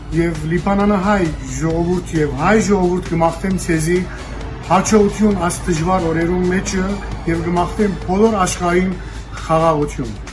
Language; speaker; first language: Armenian; early bilingual, heritage; Armenian